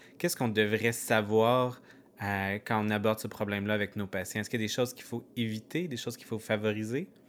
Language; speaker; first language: French; native; French